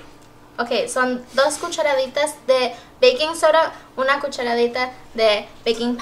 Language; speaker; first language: Spanish; early bilingual, heritage; Spanish